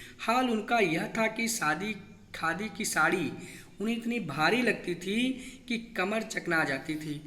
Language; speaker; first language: Hindi; native; Hindi